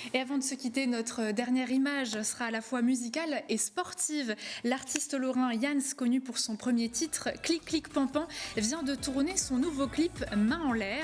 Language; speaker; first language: French; native; French